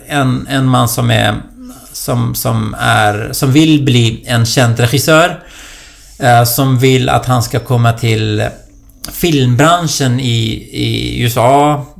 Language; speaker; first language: Swedish; non-native, fluent; Kurdish